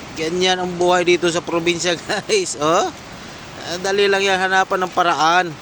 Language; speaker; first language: Filipino; non-native, local second language; Cebuano